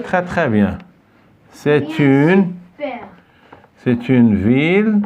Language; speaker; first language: French; non-native, local second language; Arabic